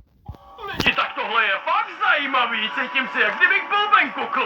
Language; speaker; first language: Czech; native; Czech